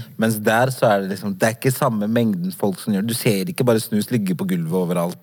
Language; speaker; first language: Norwegian; early bilingual, other home language; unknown